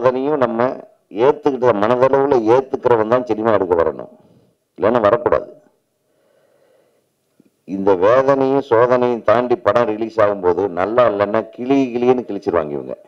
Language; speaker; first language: Tamil; native; Tamil